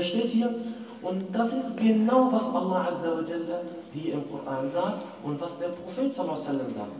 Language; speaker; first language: German; non-native, fluent; Arabic